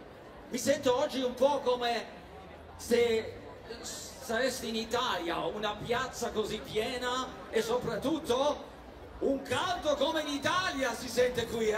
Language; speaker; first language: Italian; early bilingual, heritage; German